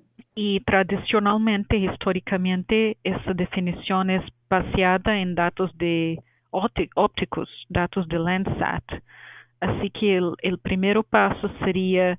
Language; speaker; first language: Spanish; non-native, fluent; Portuguese